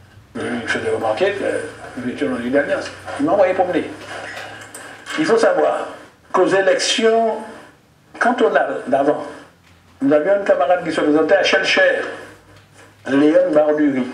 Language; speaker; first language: French; native; French